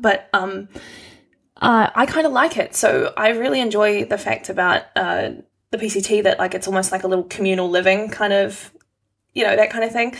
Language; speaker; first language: English; native; English